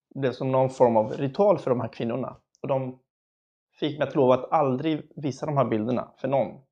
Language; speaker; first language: Swedish; early bilingual, other home language; Spanish